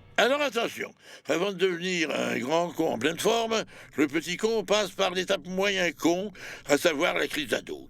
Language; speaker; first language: French; native; French